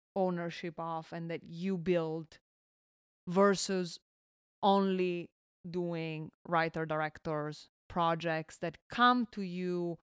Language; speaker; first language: English; non-native, fluent; Italian